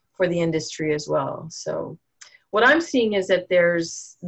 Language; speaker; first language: English; native; English